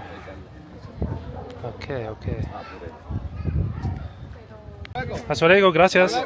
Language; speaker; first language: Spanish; non-native, learner; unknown